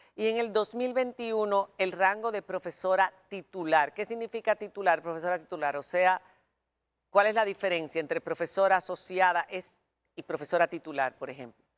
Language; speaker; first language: Spanish; native; Spanish